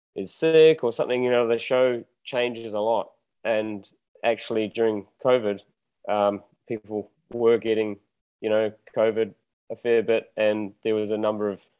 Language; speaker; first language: English; native; English